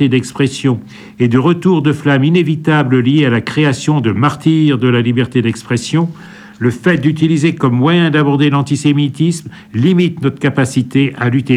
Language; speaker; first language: French; native; French